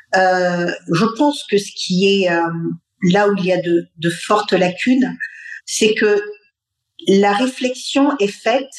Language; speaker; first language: French; non-native, local second language; Bambara